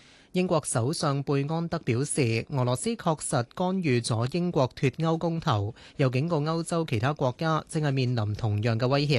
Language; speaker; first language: Chinese; non-native, local second language; Cantonese